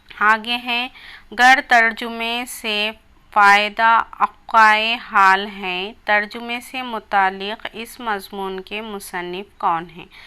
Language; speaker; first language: Urdu; native; Urdu